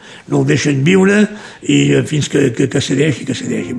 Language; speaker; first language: Catalan; native; Catalan